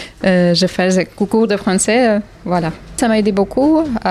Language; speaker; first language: French; non-native, learner; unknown